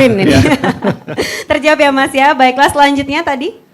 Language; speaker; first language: Indonesian; native; Indonesian